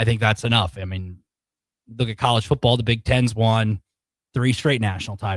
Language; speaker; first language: English; native; English